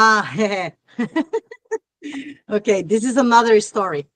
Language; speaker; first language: English; non-native, fluent; Portuguese